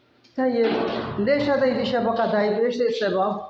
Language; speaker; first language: Arabic; non-native, learner; Bangla